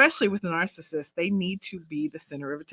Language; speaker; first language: English; native; English